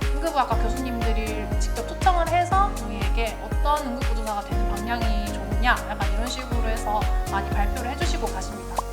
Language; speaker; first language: Korean; native; Korean